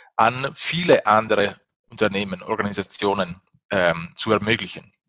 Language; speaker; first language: German; non-native, fluent; Italian